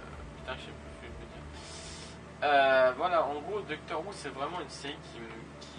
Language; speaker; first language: French; native; French